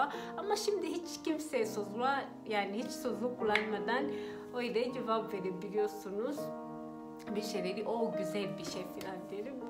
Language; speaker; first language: Turkish; non-native, fluent; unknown